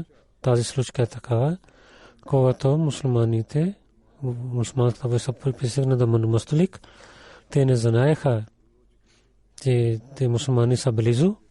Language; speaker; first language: Bulgarian; non-native, learner; Urdu